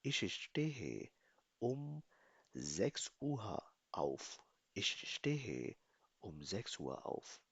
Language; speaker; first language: German; non-native, fluent; Hindi